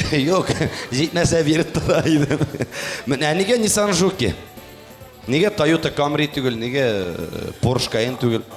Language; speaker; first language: Tatar; native; Tatar